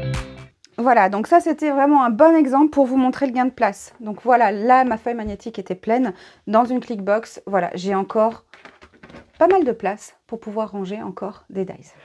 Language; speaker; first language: French; native; French